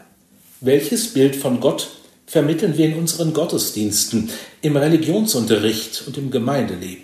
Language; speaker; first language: German; native; German